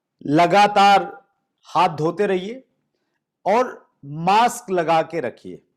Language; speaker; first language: Hindi; native; Hindi